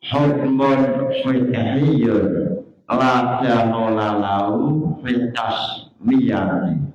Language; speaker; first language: Arabic; non-native, fluent; Indonesian